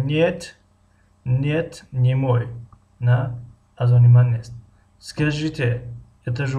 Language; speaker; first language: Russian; non-native, fluent; Tajik